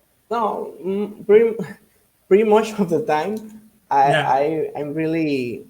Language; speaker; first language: English; non-native, learner; Spanish